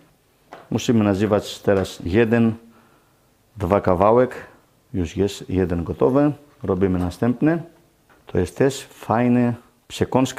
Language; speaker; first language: Polish; non-native, learner; Greek